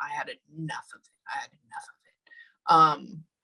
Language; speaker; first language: English; native; English